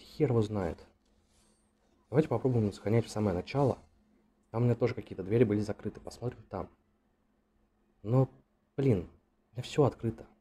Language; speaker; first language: Russian; native; Russian